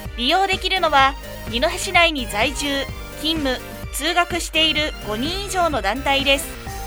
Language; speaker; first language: Japanese; native; Japanese